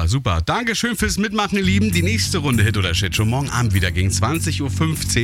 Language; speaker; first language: German; native; German